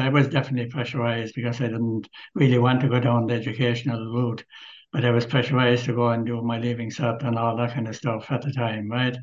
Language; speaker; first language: English; native; English